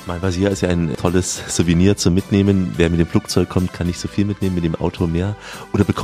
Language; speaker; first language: German; native; German